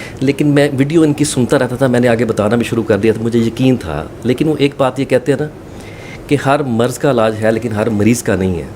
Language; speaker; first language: Urdu; native; Urdu